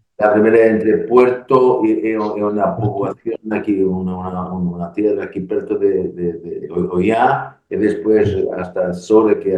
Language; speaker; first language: Spanish; non-native, learner; Portuguese